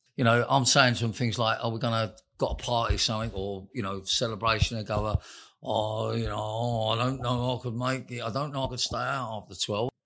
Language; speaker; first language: English; native; English